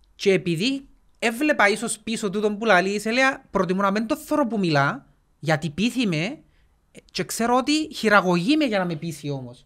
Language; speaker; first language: Greek; native; Greek